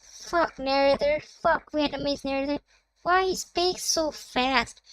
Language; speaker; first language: English; non-native, fluent; Thai